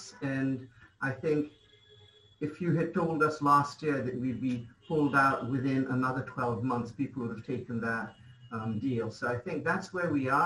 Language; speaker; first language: English; non-native, local second language; Bangla